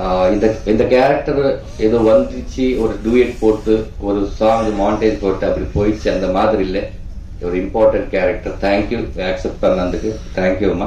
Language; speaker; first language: Tamil; non-native, learner; Telugu